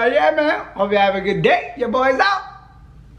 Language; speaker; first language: English; native; English